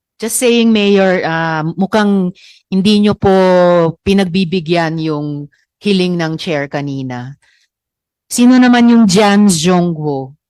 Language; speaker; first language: Filipino; native; Filipino